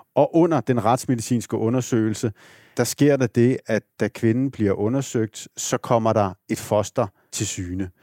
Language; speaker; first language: Danish; native; Danish